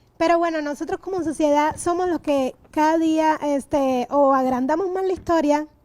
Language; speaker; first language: Spanish; native; Spanish